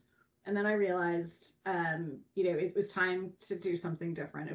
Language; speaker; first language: English; native; English